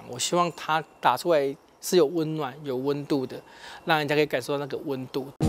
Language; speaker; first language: Chinese; native; Chinese